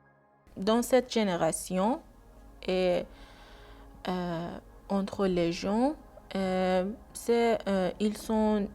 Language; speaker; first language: French; non-native, learner; Persian